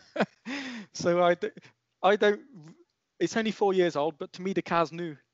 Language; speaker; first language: English; native; English